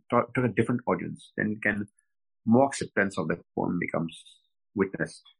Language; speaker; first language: English; non-native, fluent; French